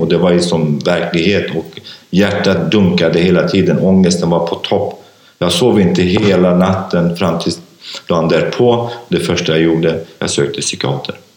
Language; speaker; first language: Swedish; non-native, fluent; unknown